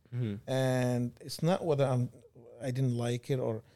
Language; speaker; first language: English; non-native, fluent; Arabic